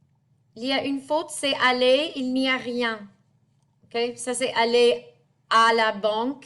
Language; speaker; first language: French; non-native, fluent; English